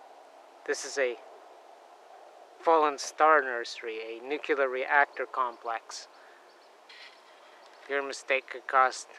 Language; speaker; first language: English; native; English